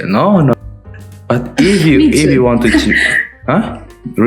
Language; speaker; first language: English; non-native, learner; Indonesian